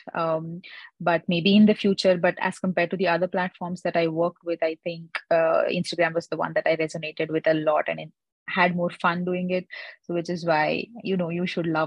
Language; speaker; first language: English; non-native, local second language; Hindi